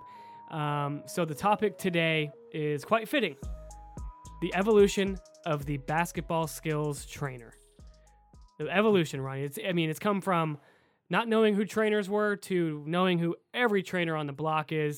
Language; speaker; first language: English; native; English